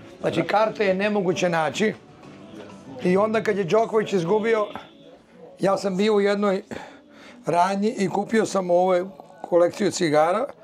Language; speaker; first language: Serbian; native; Serbian